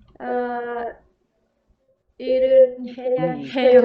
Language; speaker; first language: Korean; non-native, learner; Vietnamese